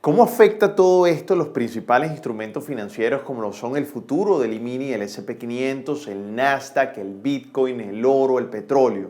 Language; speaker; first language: Spanish; native; Spanish